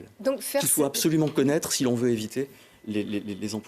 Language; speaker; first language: French; native; French